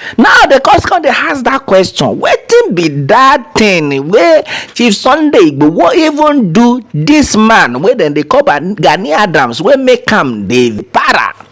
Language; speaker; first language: Nigerian Pidgin; non-native, local second language; Yoruba